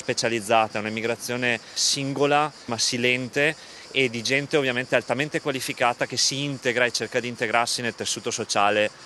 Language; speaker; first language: Italian; native; Italian